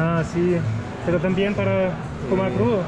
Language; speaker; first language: Spanish; non-native, learner; German